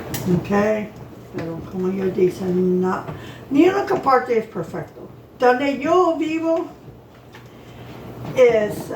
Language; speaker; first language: Spanish; non-native, learner; English